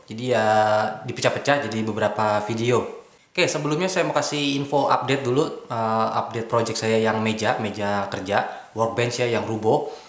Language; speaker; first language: Indonesian; native; Indonesian